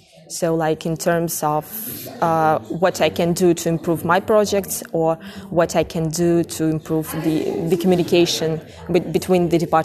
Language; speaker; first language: English; non-native, fluent; Russian